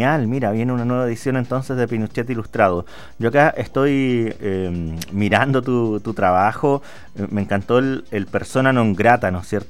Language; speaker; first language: Spanish; native; Spanish